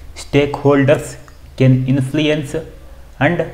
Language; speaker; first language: English; non-native, local second language; Kannada